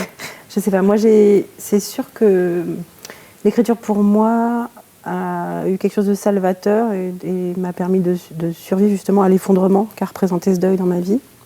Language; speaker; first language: French; native; French